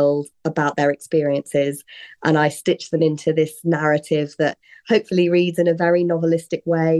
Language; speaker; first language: English; native; English